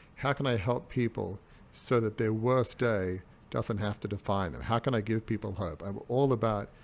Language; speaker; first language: English; native; English